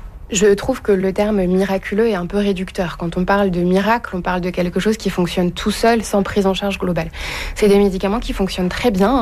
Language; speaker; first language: French; native; French